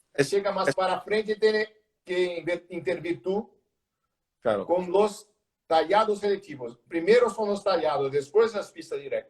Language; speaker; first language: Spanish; non-native, learner; Portuguese